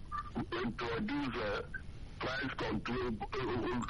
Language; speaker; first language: English; non-native, local second language; Igbo